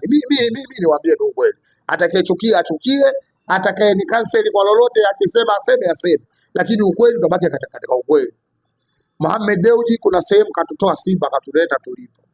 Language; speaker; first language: Swahili; native; Swahili